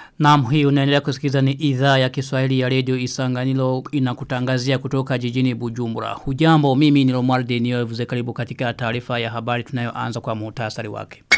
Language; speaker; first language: Swahili; non-native, local second language; Rundi